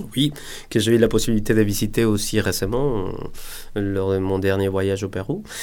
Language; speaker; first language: French; non-native, fluent; Spanish